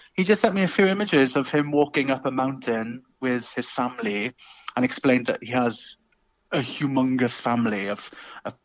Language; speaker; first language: English; native; English